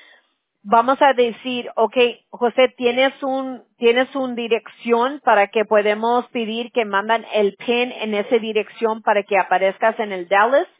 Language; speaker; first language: Spanish; early bilingual, heritage; Spanish